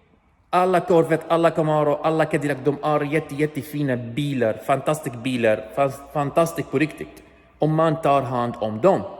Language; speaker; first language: Swedish; non-native, learner; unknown